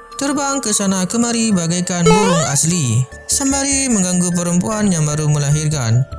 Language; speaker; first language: Malay; non-native, local second language; Achinese